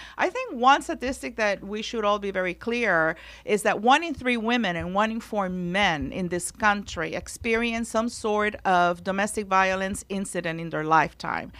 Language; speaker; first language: English; non-native, local second language; Spanish